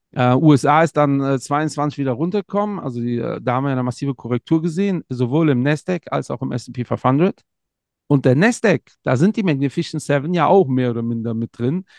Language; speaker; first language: German; native; German